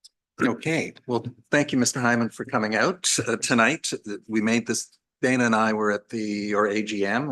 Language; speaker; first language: English; native; English